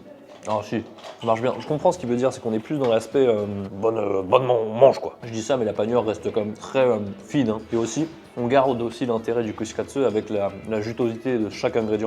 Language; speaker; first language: French; native; French